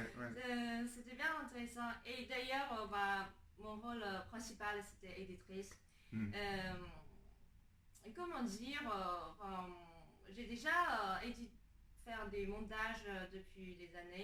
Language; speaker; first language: French; non-native, fluent; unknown